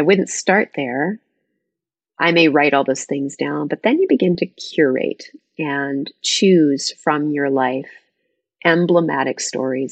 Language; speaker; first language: English; native; English